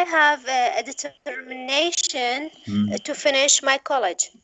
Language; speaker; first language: English; non-native, learner; Arabic